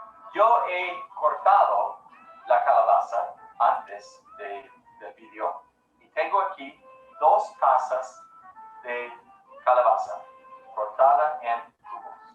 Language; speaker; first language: Spanish; non-native, learner; English